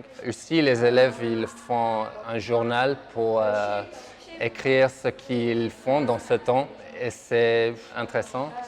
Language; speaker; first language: French; non-native, learner; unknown